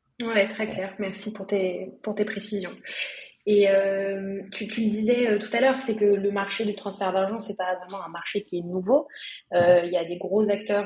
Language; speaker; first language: French; native; French